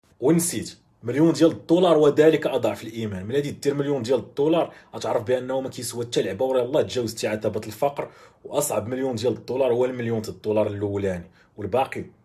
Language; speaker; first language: Arabic; native; Arabic